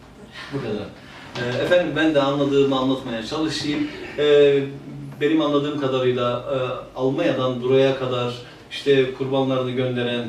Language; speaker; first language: Turkish; native; Turkish